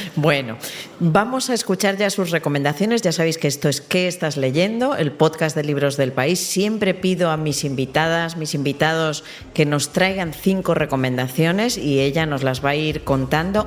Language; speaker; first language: Spanish; native; Spanish